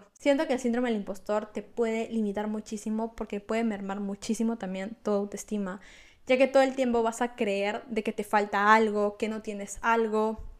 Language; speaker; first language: Spanish; native; Spanish